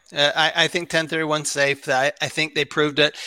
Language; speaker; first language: English; native; English